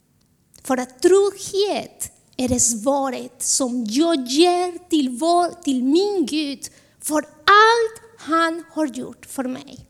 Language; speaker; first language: Swedish; non-native, fluent; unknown